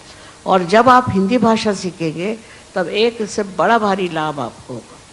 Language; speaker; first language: Hindi; non-native, local second language; Marathi